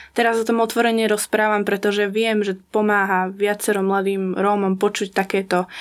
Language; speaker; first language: Slovak; native; Slovak